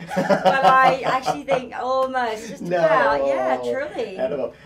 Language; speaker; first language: English; native; English